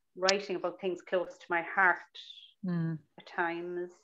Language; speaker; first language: English; native; English